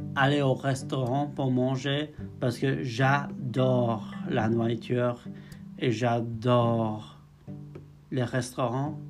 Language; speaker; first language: French; non-native, fluent; English